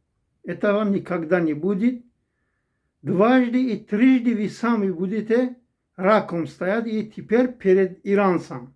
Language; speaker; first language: Russian; non-native, fluent; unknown